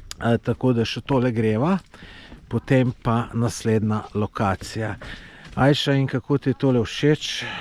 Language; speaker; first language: Slovenian; native; Slovenian